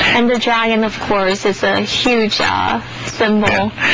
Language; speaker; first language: English; early bilingual, other home language; Chinese